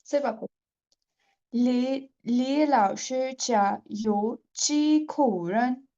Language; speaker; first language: Chinese; non-native, learner; Urdu